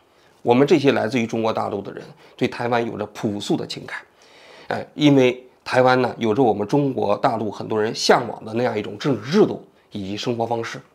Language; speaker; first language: Chinese; native; Chinese